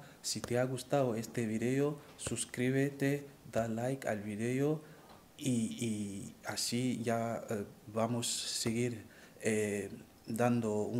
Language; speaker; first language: Spanish; non-native, fluent; French